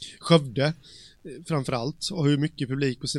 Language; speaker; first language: Swedish; native; Swedish